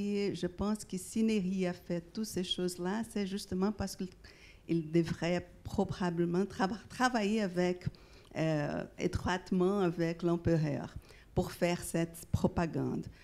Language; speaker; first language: French; non-native, fluent; Portuguese